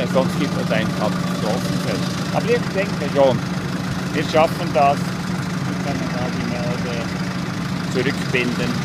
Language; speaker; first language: German; native; German